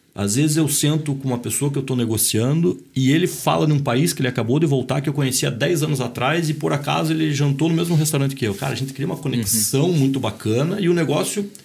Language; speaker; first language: Portuguese; native; Portuguese